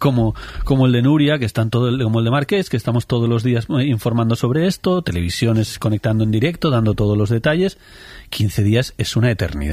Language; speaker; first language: Spanish; native; Spanish